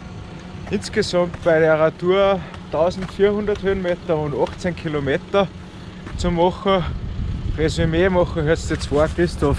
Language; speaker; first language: German; native; German